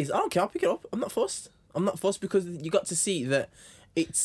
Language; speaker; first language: English; native; English